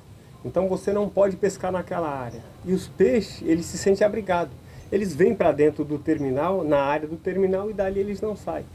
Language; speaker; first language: Portuguese; native; Portuguese